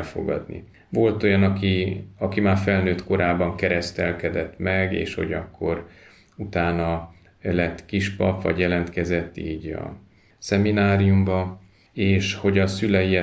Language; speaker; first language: Hungarian; native; Hungarian